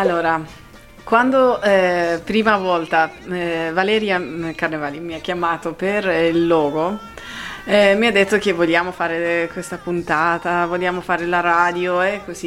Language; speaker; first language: Italian; non-native, fluent; Persian